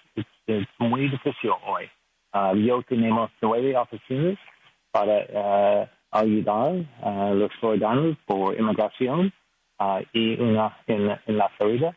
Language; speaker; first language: Spanish; non-native, learner; English